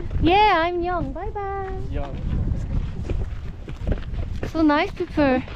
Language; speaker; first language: English; non-native, learner; Korean